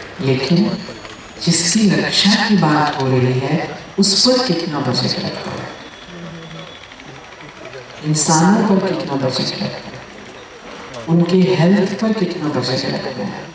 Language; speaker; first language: Hindi; native; Hindi